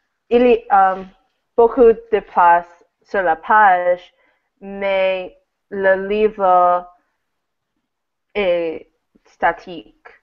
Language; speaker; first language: French; non-native, learner; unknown